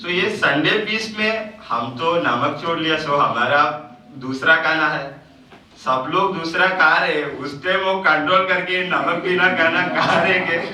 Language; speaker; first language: Hindi; non-native, local second language; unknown